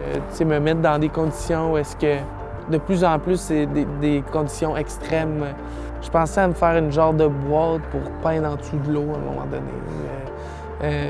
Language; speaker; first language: French; native; French